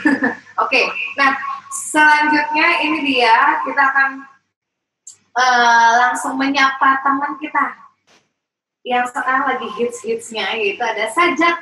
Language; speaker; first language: Indonesian; native; Indonesian